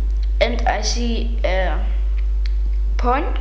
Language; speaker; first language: English; non-native, learner; German